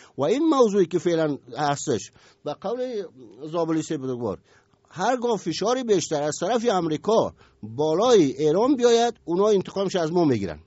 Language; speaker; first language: Persian; native; Persian